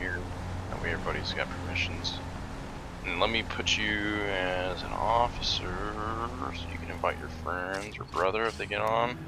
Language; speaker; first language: English; native; English